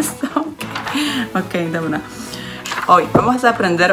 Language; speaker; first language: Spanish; non-native, fluent; Polish